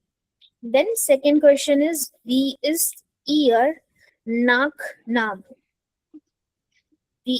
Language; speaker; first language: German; non-native, fluent; Hindi